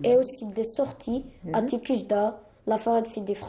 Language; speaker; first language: French; non-native, learner; Arabic